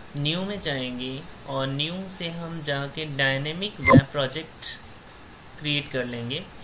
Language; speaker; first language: Hindi; native; Hindi